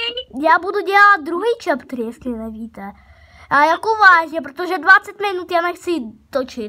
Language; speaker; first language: Czech; early bilingual, other home language; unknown